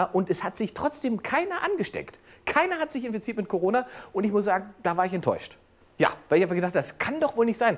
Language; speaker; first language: German; native; German